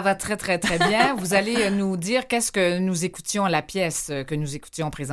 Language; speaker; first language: French; native; French